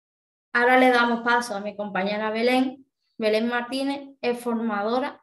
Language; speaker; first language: Spanish; native; Spanish